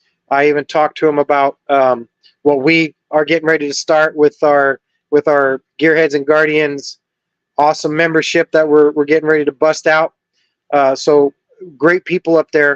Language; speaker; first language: English; native; English